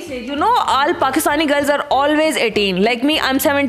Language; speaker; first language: English; non-native, learner; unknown